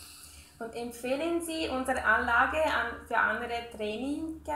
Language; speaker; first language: German; non-native, learner; Italian